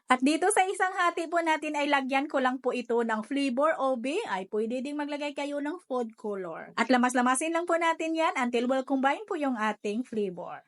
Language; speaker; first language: Filipino; non-native, local second language; Hiligaynon